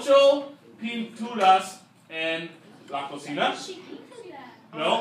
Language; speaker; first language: Spanish; non-native, fluent; English